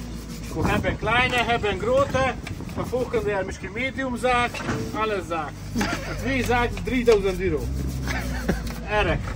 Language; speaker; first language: Dutch; native; Dutch